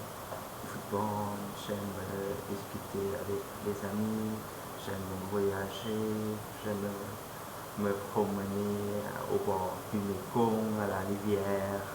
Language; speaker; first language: French; non-native, fluent; Lao